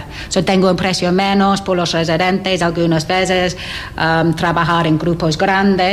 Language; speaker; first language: Spanish; non-native, learner; English